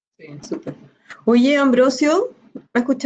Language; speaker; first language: Spanish; native; Spanish